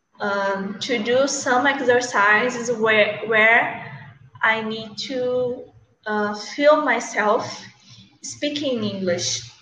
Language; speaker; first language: English; non-native, learner; Portuguese